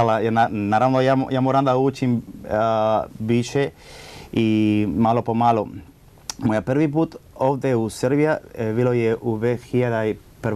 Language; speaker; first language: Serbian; non-native, learner; Spanish